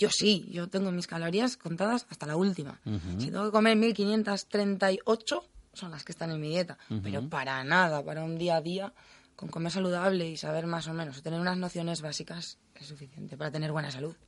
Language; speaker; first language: Spanish; native; Spanish